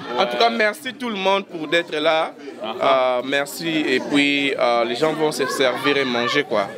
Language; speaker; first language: French; non-native, local second language; Lingala